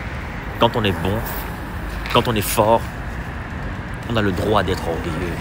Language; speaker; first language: French; native; French